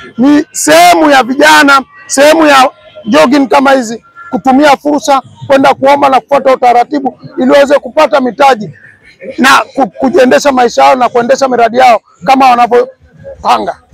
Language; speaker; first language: Swahili; native; Swahili